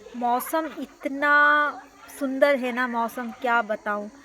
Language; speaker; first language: Hindi; non-native, local second language; Bangla